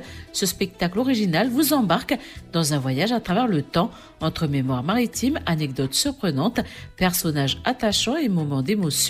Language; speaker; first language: French; native; French